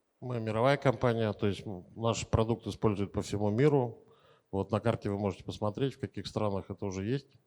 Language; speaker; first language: Russian; native; Russian